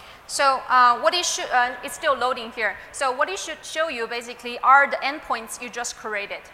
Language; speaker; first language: English; non-native, fluent; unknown